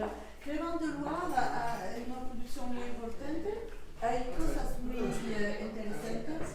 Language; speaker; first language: Spanish; non-native, learner; French